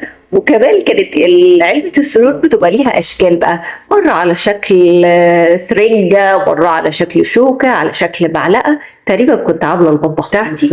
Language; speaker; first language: Arabic; native; Arabic